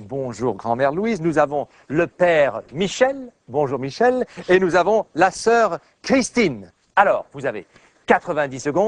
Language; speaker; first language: French; native; French